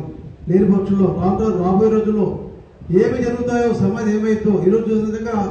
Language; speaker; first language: Telugu; native; Telugu